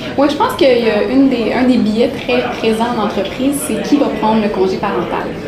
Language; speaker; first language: French; native; French